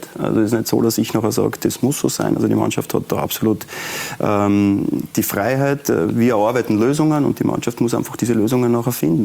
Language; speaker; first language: German; native; German